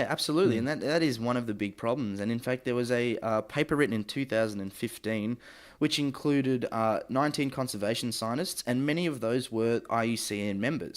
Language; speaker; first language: English; native; English